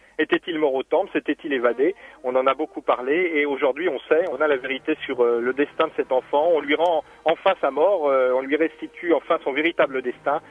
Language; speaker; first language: French; native; French